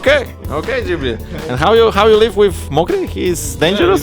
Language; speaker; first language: English; non-native, learner; Polish